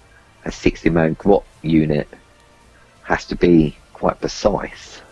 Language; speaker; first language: English; native; English